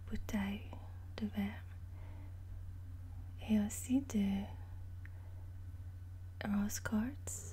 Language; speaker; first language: French; non-native, learner; English